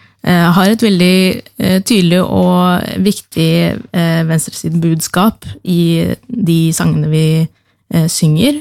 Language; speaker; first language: Norwegian; native; Norwegian